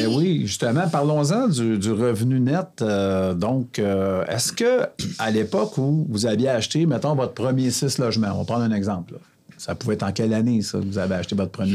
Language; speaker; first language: French; native; French